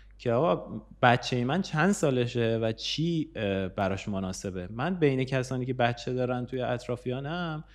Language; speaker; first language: Persian; native; Persian